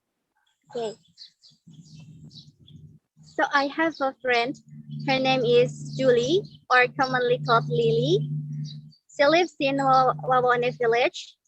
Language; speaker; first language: English; non-native, learner; Indonesian